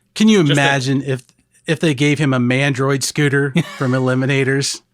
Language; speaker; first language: English; native; English